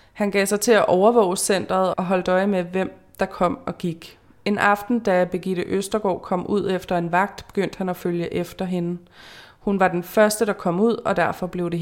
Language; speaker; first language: Danish; native; Danish